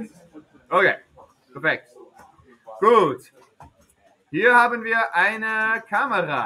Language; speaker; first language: German; non-native, fluent; English